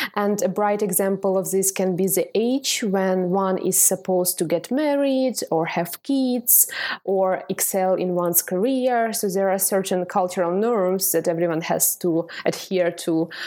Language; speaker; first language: English; non-native, fluent; Ukrainian